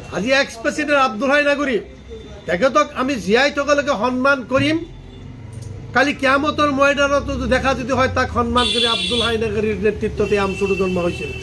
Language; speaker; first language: Assamese; non-native, local second language; Bangla